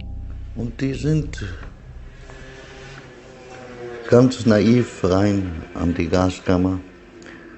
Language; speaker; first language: German; non-native, learner; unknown